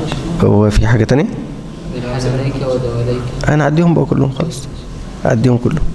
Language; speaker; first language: Arabic; native; Arabic